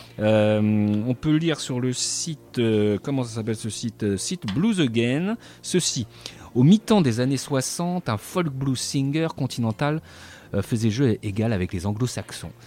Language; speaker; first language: French; native; French